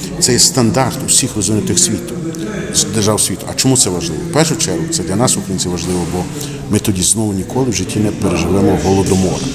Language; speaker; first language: Ukrainian; native; Ukrainian